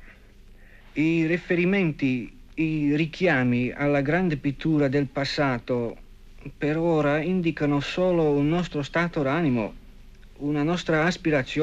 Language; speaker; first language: Italian; non-native, fluent; English